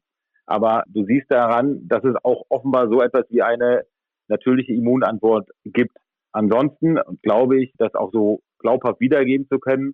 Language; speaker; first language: German; native; German